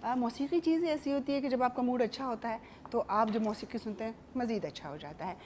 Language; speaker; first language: Urdu; native; Urdu